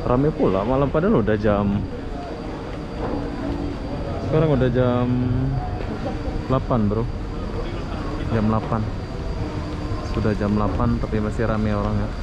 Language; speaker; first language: Indonesian; native; Indonesian